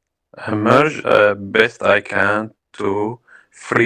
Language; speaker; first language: English; non-native, learner; Arabic